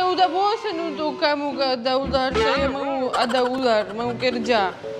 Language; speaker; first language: Indonesian; non-native, learner; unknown